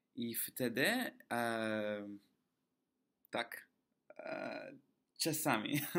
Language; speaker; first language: Polish; non-native, learner; English